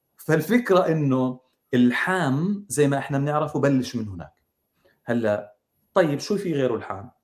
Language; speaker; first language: Arabic; native; Arabic